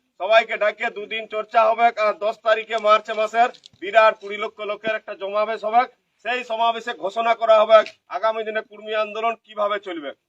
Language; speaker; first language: Bangla; native; Bangla